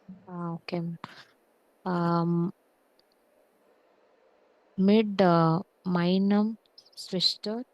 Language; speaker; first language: German; non-native, learner; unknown